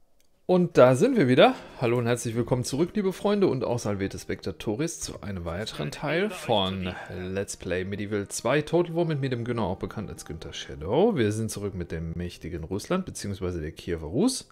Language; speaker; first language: German; native; German